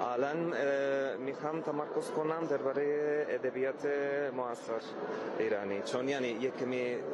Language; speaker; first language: Persian; non-native, learner; Spanish